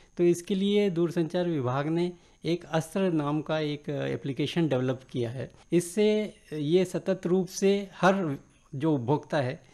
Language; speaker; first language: Hindi; native; Hindi